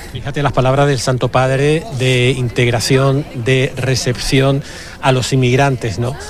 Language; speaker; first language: Spanish; native; Spanish